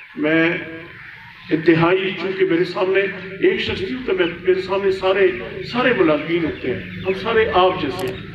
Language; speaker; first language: Urdu; non-native, local second language; Pashto